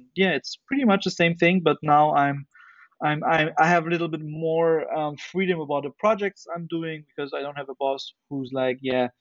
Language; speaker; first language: English; non-native, fluent; German